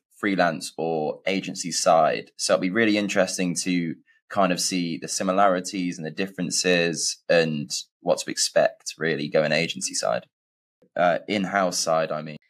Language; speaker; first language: English; native; English